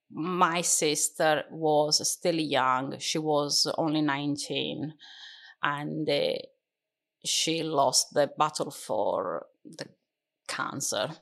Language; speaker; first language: English; non-native, fluent; Italian